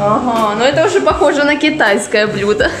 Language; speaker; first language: Russian; non-native, learner; Chinese